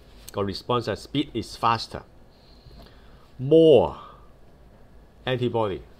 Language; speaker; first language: English; non-native, local second language; Cantonese